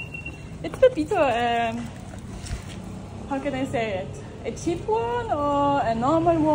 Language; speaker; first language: English; non-native, learner; German